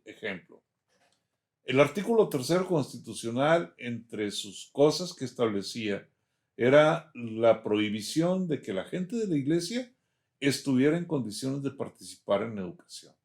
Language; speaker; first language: Spanish; native; Spanish